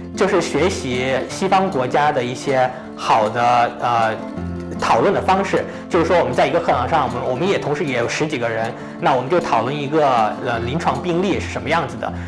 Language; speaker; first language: Chinese; native; Chinese